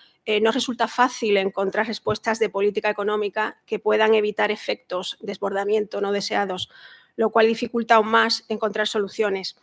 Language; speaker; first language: Spanish; native; Spanish